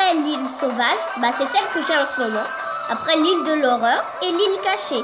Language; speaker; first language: French; native; French